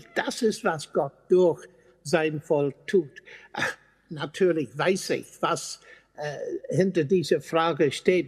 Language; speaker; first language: German; non-native, fluent; English